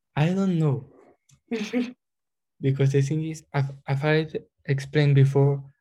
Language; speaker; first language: English; non-native, fluent; Spanish